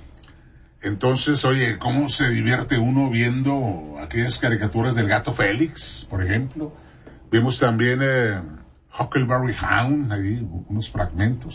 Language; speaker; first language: Spanish; native; Spanish